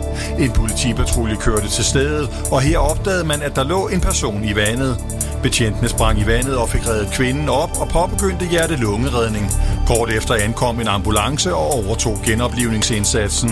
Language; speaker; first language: Danish; native; Danish